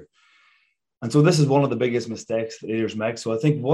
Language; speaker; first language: English; native; English